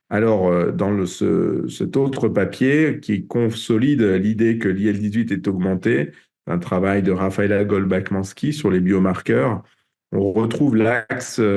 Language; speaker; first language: French; native; French